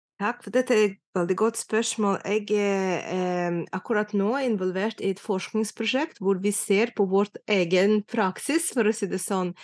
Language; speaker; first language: Norwegian; non-native, fluent; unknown